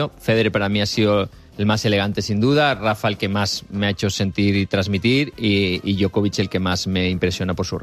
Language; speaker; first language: Spanish; native; Spanish